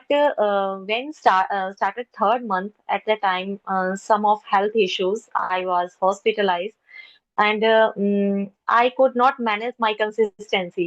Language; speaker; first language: English; non-native, local second language; Hindi